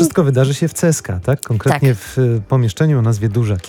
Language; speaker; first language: Polish; native; Polish